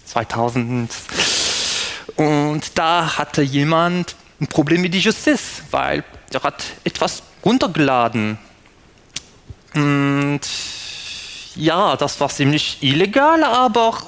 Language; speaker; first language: German; non-native, fluent; French